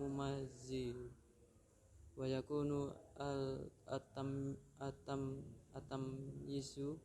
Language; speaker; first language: Arabic; non-native, learner; Indonesian